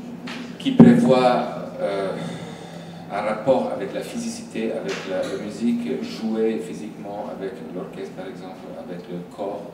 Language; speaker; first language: French; non-native, fluent; Italian